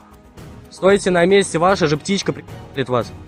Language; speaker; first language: Russian; native; Russian